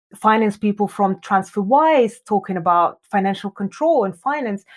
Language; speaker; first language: English; non-native, fluent; Russian